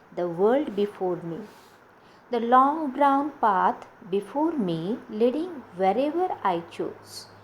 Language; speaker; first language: English; non-native, local second language; Marathi